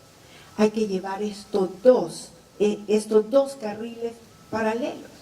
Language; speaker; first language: Spanish; native; Spanish